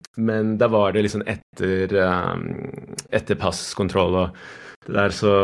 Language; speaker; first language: Norwegian; non-native, fluent; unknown